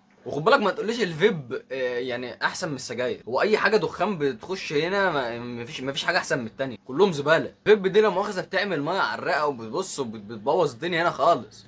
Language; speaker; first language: Arabic; native; Arabic